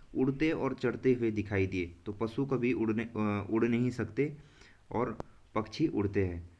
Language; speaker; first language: Hindi; native; Hindi